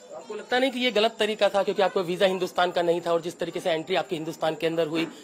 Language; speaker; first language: Hindi; native; Hindi